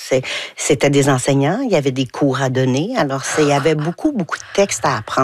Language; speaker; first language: French; native; French